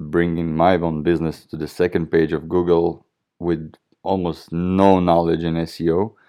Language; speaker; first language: English; non-native, fluent; Russian